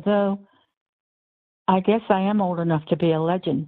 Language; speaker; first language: English; native; English